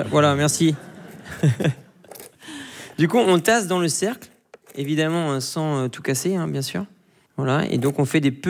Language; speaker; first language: French; native; French